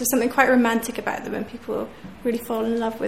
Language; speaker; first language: English; native; English